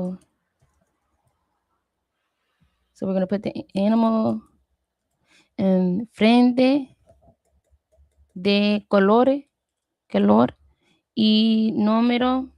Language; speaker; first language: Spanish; non-native, learner; English